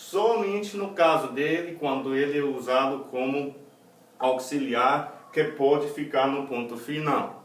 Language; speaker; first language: Portuguese; non-native, fluent; English